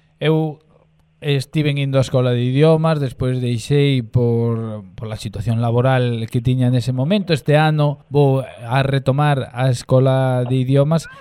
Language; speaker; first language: Galician; native; Galician